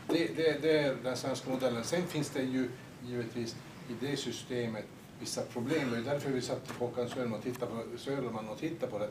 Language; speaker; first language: Swedish; native; Swedish